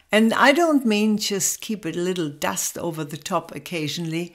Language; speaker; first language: English; non-native, fluent; German